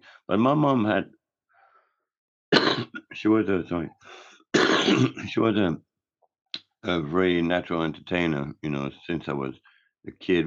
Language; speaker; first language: English; non-native, fluent; French